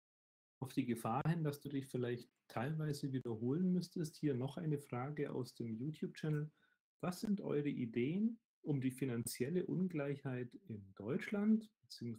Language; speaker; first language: German; native; German